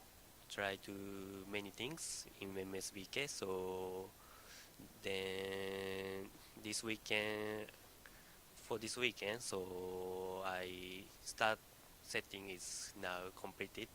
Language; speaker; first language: English; non-native, learner; Indonesian